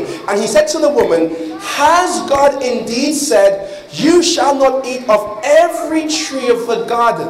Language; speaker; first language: English; native; English